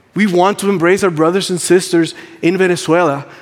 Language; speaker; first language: English; non-native, fluent; Spanish